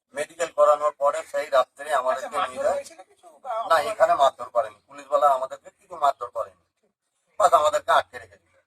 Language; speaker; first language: Bangla; native; Bangla